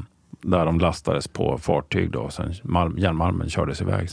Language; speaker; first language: Swedish; native; Swedish